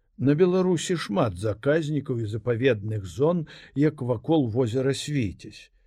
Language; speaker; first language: Belarusian; native; Belarusian